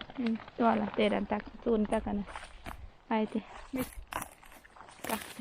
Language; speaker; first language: Finnish; non-native, learner; Thai